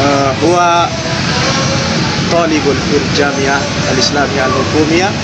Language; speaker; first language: Arabic; non-native, learner; Indonesian